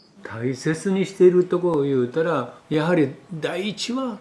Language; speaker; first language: Japanese; native; Japanese